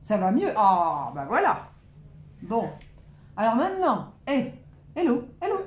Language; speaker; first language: French; native; French